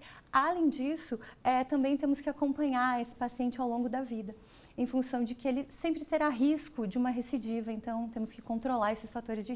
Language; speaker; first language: Portuguese; native; Portuguese